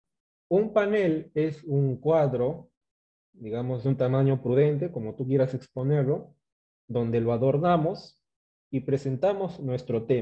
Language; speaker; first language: Spanish; native; Spanish